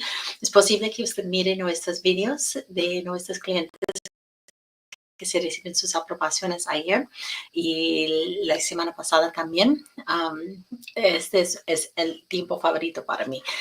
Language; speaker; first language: Spanish; non-native, learner; English